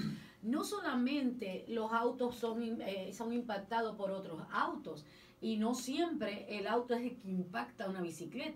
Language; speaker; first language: Spanish; native; Spanish